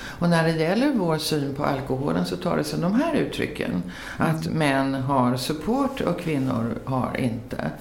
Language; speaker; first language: Swedish; native; Swedish